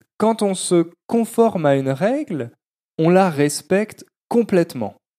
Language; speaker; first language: French; native; French